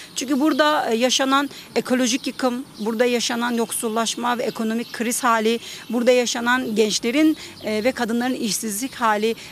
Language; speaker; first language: Turkish; native; Turkish